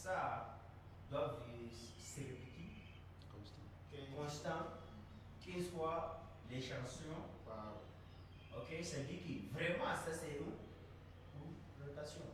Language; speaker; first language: French; non-native, learner; Portuguese